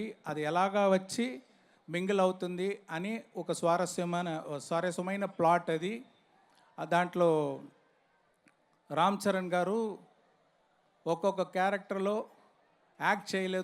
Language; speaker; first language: Telugu; non-native, learner; Tamil